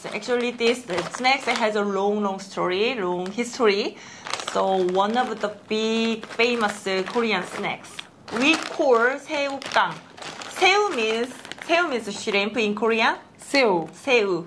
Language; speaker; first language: English; non-native, learner; Korean